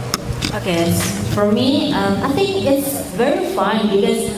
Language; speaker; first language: English; non-native, learner; Indonesian